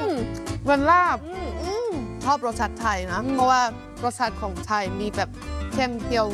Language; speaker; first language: Thai; non-native, fluent; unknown